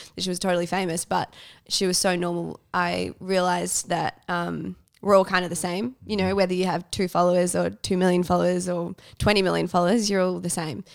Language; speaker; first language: English; native; English